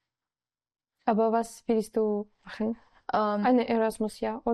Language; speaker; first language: German; non-native, learner; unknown